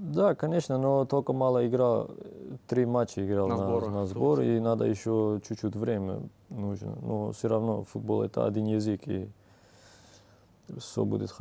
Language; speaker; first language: Russian; non-native, learner; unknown